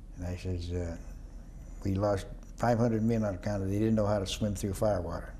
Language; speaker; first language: English; native; English